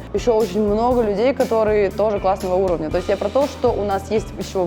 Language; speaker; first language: Russian; native; Russian